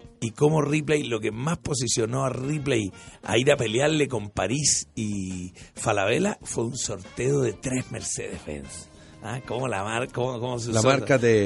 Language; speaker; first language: Spanish; native; Spanish